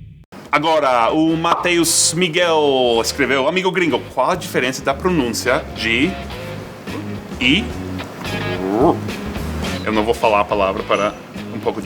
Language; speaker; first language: Portuguese; non-native, fluent; English